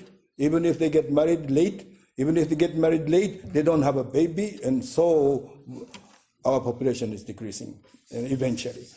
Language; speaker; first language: English; non-native, fluent; Japanese